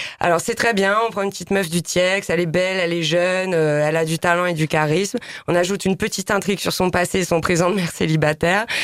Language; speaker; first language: French; native; French